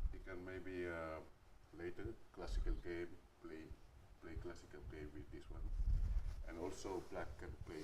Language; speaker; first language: English; non-native, learner; Wolof